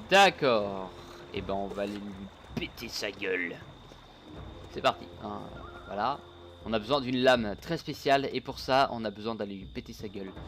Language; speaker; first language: French; native; French